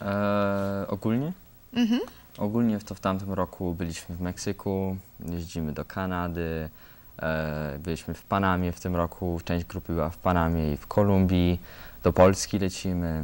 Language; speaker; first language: Polish; early bilingual, heritage; Polish